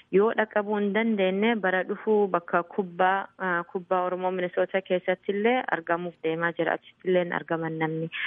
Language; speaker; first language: Oromo; early bilingual, heritage; Oromo